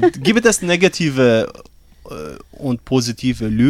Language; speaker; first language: German; non-native, learner; Arabic